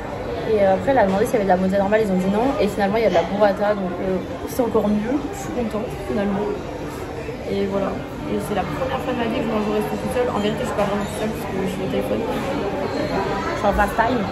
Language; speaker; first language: French; native; French